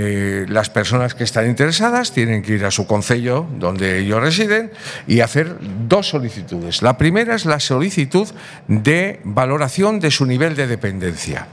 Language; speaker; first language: Spanish; native; Spanish